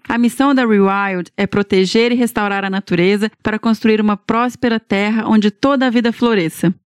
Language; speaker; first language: Portuguese; native; Portuguese